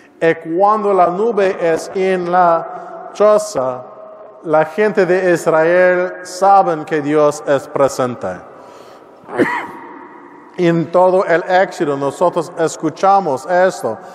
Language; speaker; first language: Spanish; non-native, learner; English